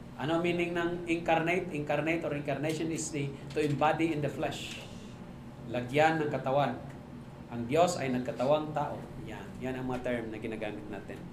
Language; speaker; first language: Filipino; non-native, local second language; Cebuano